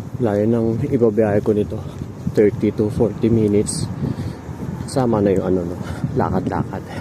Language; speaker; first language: Filipino; native; Filipino